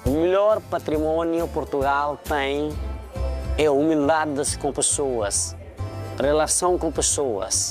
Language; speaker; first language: Portuguese; non-native, fluent; Nepali